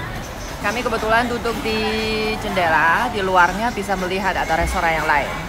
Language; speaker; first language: Indonesian; non-native, fluent; Chinese